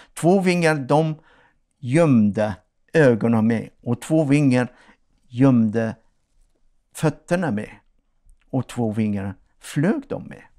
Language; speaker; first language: Swedish; non-native, fluent; Arabic